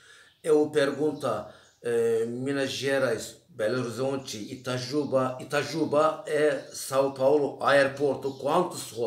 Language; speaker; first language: Portuguese; non-native, learner; Turkish